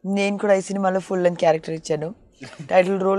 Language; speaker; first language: Telugu; non-native, learner; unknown